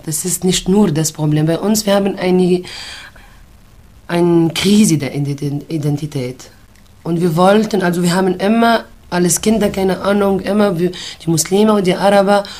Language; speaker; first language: German; non-native, fluent; Arabic